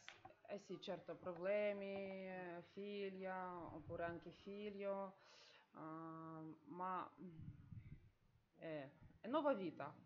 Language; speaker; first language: Italian; non-native, learner; Ukrainian